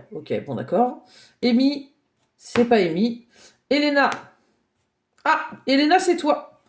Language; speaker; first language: French; native; French